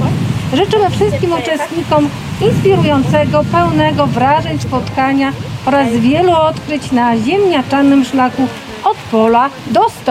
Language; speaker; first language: Polish; native; Polish